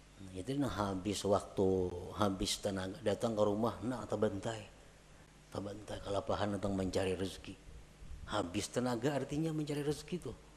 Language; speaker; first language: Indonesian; non-native, local second language; Banjar